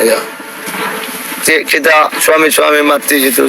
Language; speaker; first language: Indonesian; non-native, learner; Rohingya